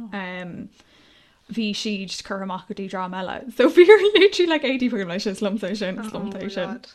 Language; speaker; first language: Irish; non-native, local second language; English